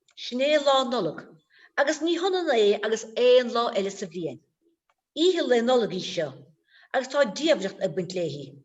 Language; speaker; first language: Irish; native; Irish